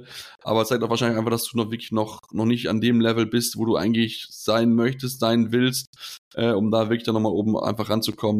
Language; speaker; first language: German; native; German